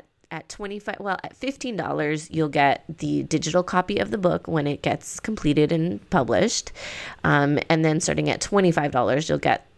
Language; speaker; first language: English; early bilingual, other home language; Spanish